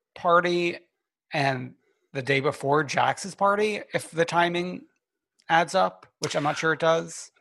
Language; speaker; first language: English; native; English